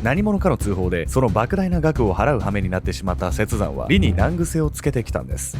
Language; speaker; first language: Japanese; native; Japanese